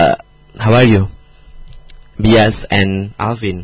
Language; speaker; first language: English; non-native, fluent; Indonesian